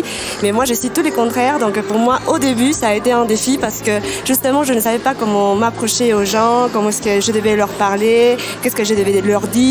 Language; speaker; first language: French; non-native, fluent; Spanish